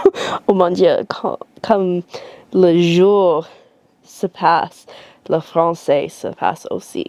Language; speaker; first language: French; non-native, learner; English